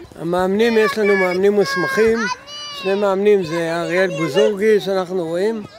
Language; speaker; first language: Hebrew; native; Hebrew